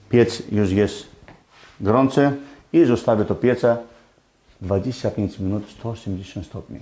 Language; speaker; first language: Polish; non-native, fluent; Greek